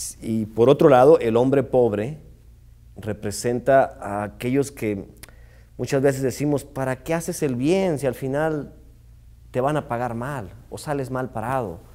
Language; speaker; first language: Spanish; native; Spanish